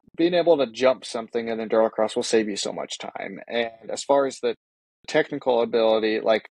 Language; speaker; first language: English; native; English